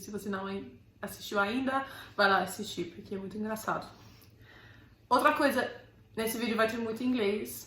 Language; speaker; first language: Portuguese; non-native, fluent; English